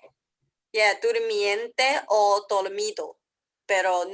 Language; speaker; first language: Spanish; non-native, learner; English